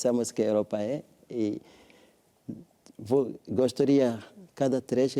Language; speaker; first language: Portuguese; non-native, learner; French